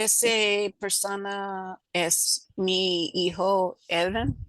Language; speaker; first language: Spanish; non-native, learner; English